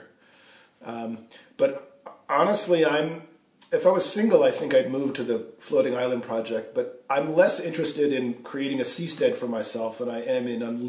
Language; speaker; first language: English; native; English